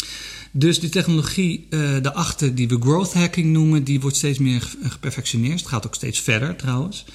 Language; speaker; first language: Dutch; native; Dutch